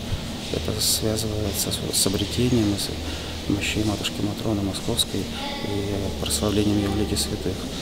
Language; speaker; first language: Russian; native; Russian